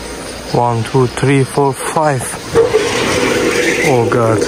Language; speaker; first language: English; non-native, learner; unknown